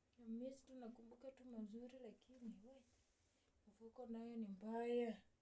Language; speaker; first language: Swahili; native; Swahili